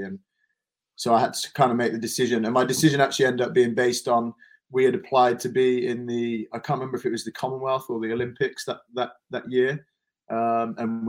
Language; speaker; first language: English; native; English